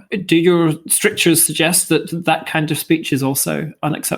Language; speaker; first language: English; native; English